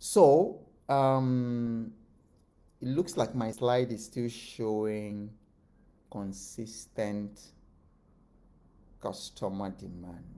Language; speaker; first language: English; non-native, local second language; Igbo